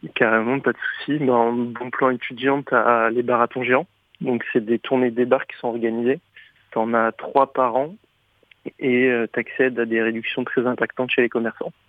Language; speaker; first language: French; native; French